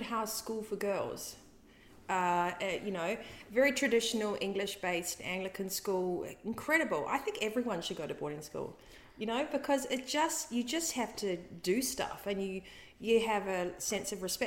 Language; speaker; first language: English; native; English